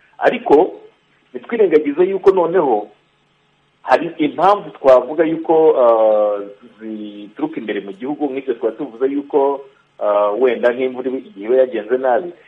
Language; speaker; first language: Kinyarwanda; native; Kinyarwanda